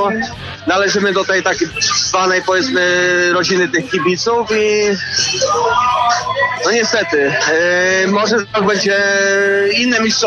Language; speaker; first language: Polish; early bilingual, heritage; Polish